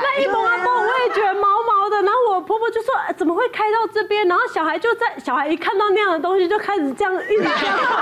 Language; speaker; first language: Chinese; native; Chinese